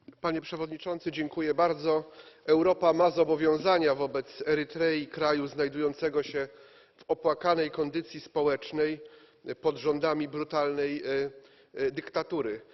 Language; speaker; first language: Polish; native; Polish